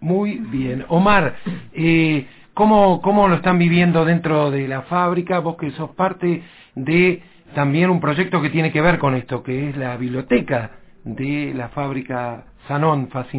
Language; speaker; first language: Spanish; native; Spanish